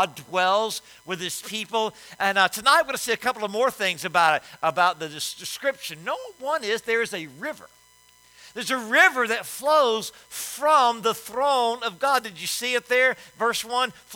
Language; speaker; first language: English; native; English